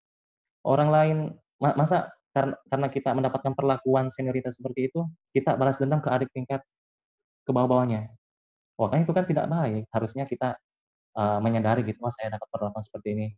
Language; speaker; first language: Indonesian; native; Indonesian